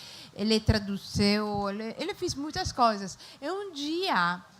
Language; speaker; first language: Portuguese; non-native, fluent; Italian